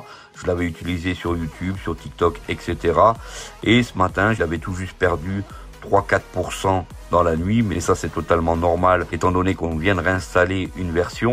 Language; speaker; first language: French; native; French